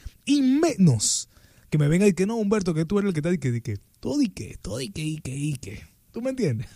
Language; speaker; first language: Spanish; native; Spanish